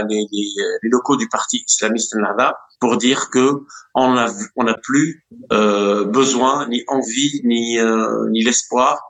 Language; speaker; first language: French; non-native, local second language; Arabic